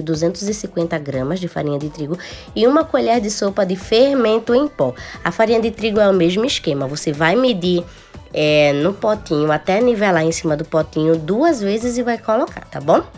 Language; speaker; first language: Portuguese; native; Portuguese